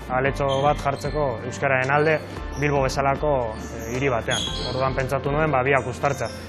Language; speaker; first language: Basque; non-native, local second language; Spanish